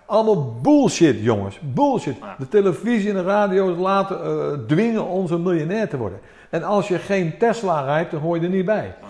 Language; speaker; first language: Dutch; early bilingual, other home language; Armenian